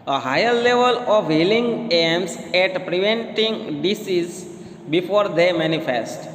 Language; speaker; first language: English; non-native, local second language; Gujarati